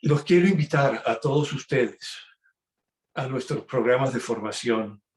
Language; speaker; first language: Spanish; early bilingual, heritage; Spanish